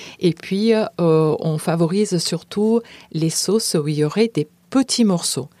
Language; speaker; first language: French; non-native, fluent; Italian